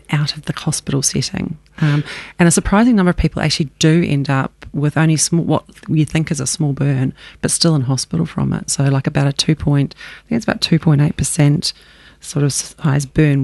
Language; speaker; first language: English; native; English